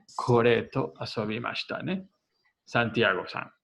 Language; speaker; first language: Japanese; non-native, learner; Spanish